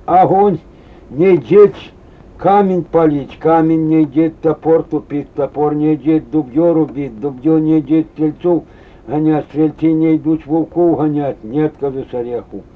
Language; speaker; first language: Russian; native; Russian